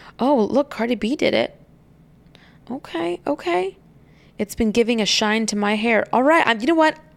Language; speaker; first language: English; native; English